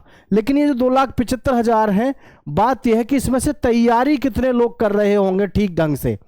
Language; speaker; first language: Hindi; native; Hindi